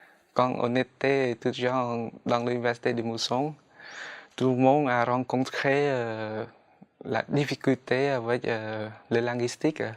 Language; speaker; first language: French; non-native, fluent; Khmer